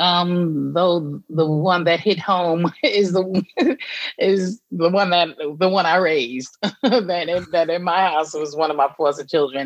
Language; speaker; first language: English; native; English